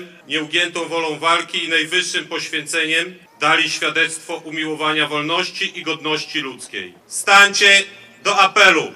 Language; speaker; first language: Polish; native; Polish